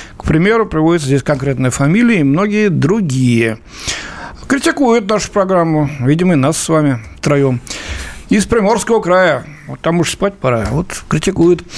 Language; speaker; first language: Russian; native; Russian